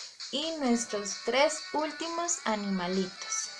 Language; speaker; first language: Spanish; native; Spanish